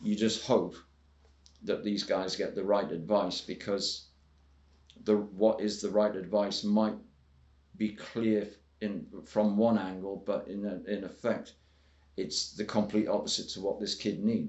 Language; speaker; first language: English; native; English